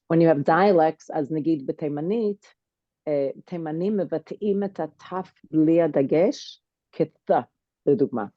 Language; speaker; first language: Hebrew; non-native, fluent; English